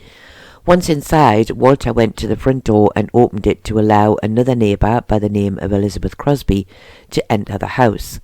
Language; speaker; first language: English; native; English